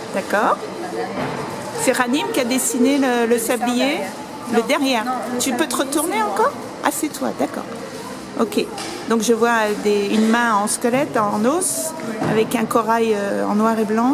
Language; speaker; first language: French; native; French